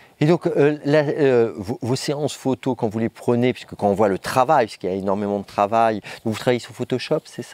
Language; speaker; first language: French; native; French